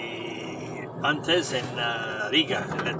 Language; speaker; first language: Spanish; non-native, fluent; English